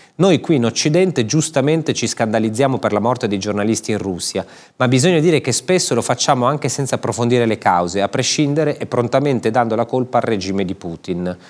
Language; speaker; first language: Italian; native; Italian